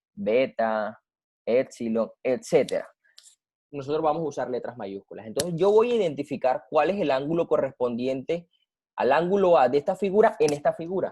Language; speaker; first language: Spanish; native; Spanish